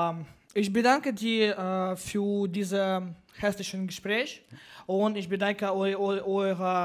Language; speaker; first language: German; non-native, learner; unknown